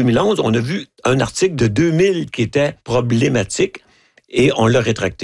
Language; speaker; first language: French; native; French